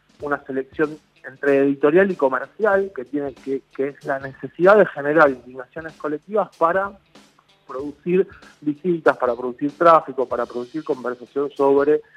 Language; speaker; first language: Spanish; native; Spanish